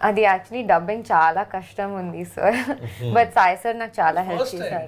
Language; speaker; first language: Telugu; non-native, local second language; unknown